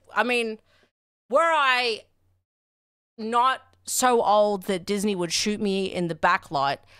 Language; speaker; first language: English; native; English